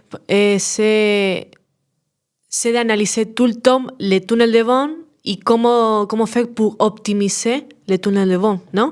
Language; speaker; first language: French; non-native, learner; Spanish